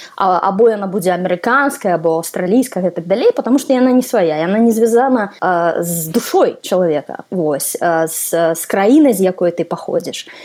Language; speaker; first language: Belarusian; non-native, local second language; Russian